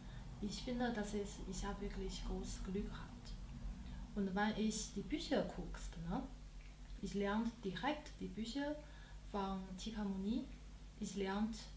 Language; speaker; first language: German; non-native, learner; Chinese